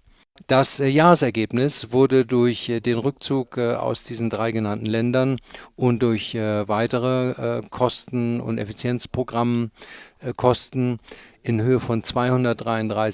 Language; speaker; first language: German; native; German